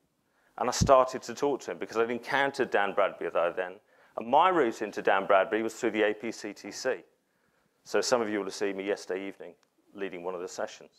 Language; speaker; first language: English; native; English